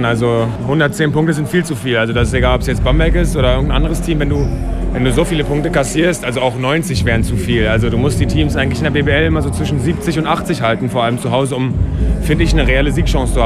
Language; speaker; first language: German; native; German